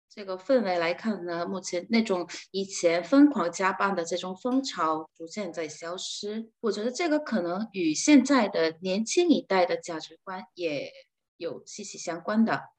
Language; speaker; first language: Chinese; non-native, fluent; Korean